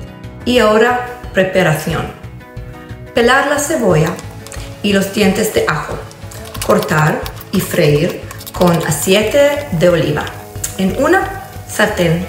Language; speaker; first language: Spanish; non-native, learner; Hebrew